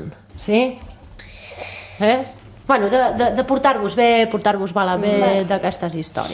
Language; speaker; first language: Catalan; native; Catalan